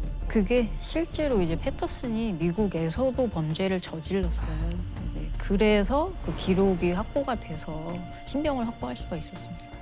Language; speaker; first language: Korean; native; Korean